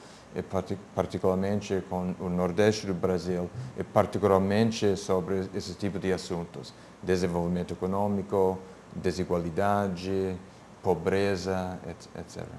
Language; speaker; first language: Portuguese; non-native, fluent; English